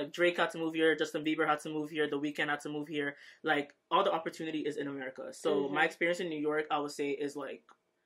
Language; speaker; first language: English; native; English